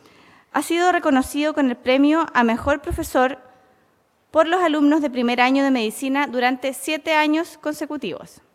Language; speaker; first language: Spanish; native; Spanish